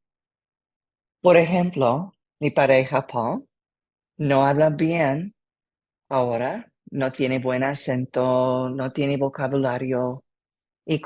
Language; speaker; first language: Spanish; non-native, learner; English